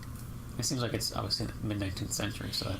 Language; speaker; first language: English; native; English